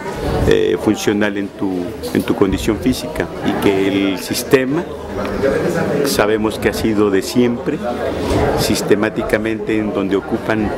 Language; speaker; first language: Spanish; native; Spanish